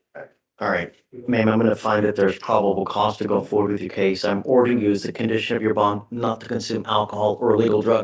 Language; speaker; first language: English; native; English